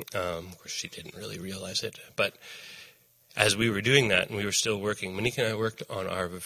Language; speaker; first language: English; native; English